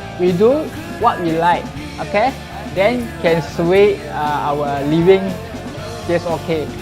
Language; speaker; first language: English; non-native, local second language; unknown